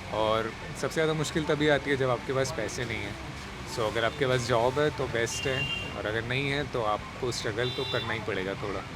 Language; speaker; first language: Hindi; native; Hindi